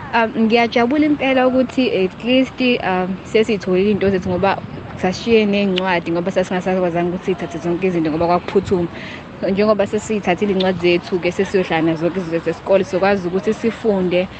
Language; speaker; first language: Zulu; native; Zulu